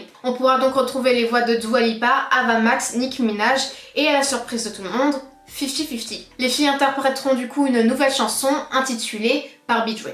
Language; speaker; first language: French; native; French